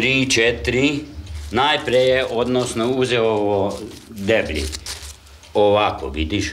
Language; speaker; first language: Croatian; non-native, local second language; Hungarian